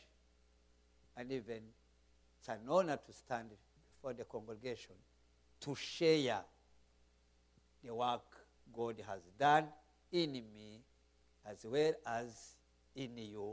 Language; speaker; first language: English; non-native, local second language; Kinyarwanda